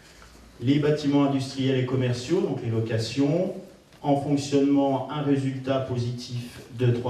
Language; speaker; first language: French; native; French